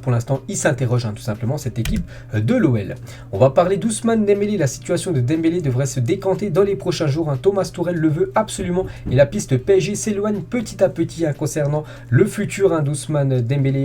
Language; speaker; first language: French; native; French